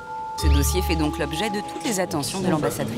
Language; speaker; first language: French; native; French